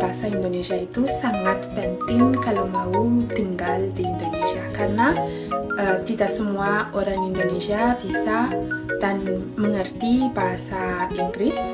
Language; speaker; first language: Indonesian; non-native, fluent; Malagasy